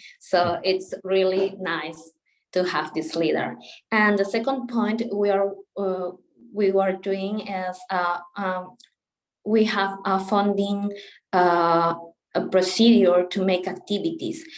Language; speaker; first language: English; non-native, local second language; Spanish